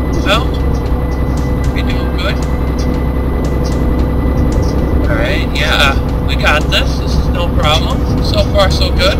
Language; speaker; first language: English; native; English